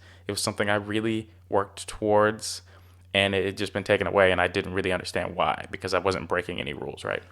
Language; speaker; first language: English; native; English